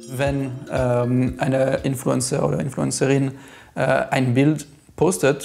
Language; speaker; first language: German; non-native, fluent; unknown